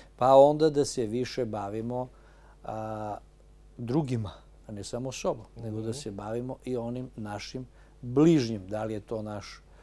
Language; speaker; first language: Bosnian; native; Bosnian